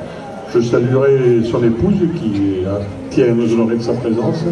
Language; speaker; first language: French; native; French